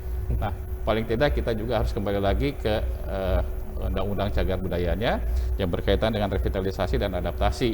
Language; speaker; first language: Indonesian; native; Indonesian